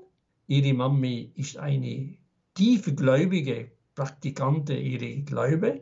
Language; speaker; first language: German; non-native, fluent; Arabic